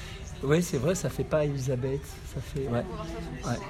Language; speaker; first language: French; native; French